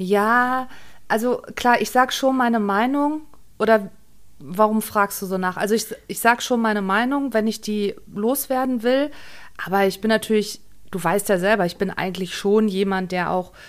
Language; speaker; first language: German; native; German